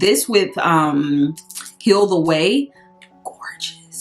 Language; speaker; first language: English; native; English